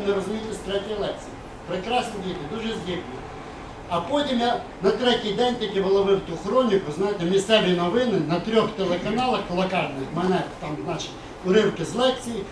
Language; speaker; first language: Ukrainian; native; Ukrainian